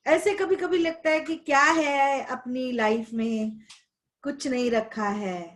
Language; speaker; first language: Hindi; non-native, local second language; Marathi